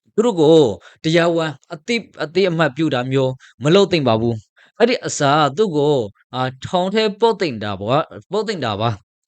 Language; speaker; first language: Burmese; native; Burmese